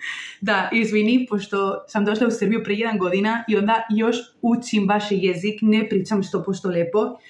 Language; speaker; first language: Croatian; non-native, learner; Spanish